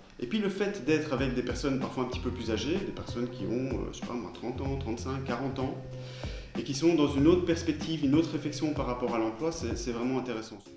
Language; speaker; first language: French; native; French